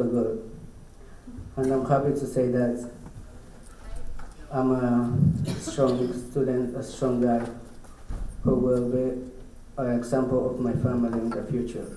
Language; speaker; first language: English; non-native, learner; Kʼicheʼ